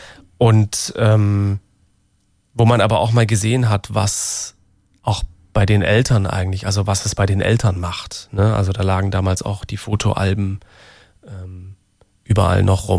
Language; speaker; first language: German; native; German